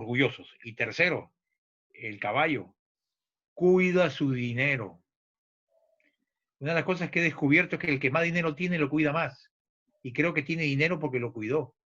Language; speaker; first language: Spanish; native; Spanish